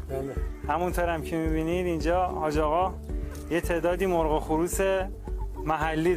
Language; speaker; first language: Persian; native; Persian